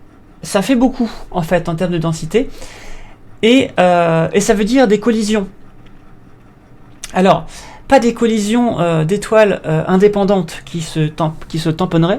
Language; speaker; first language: French; native; French